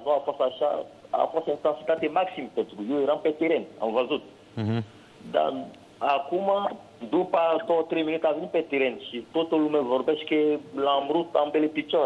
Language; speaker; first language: Romanian; non-native, learner; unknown